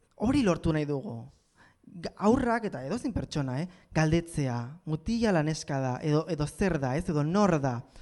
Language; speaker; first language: Basque; non-native, local second language; Spanish